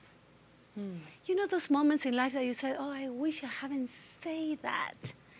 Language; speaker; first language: English; non-native, fluent; Spanish